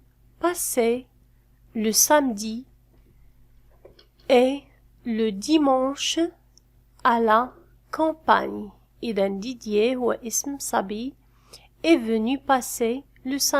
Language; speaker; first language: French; non-native, fluent; Arabic